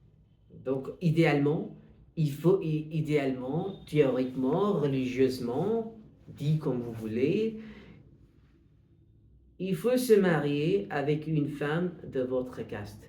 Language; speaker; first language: French; non-native, fluent; Hindi